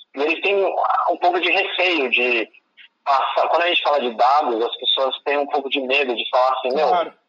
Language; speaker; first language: Portuguese; native; Portuguese